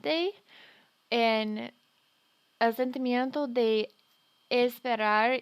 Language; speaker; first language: Spanish; non-native, fluent; English